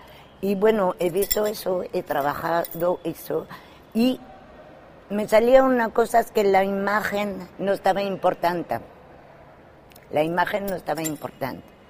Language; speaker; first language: Spanish; non-native, fluent; French